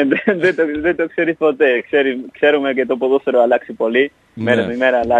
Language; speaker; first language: Greek; non-native, fluent; Spanish